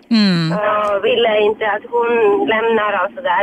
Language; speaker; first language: Swedish; non-native, fluent; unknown